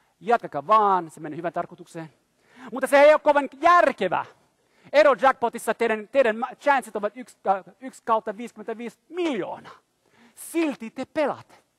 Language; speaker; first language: Finnish; non-native, fluent; French